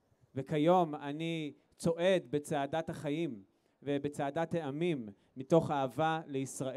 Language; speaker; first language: Hebrew; native; Hebrew